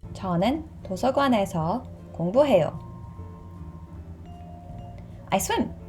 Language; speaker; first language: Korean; non-native, fluent; English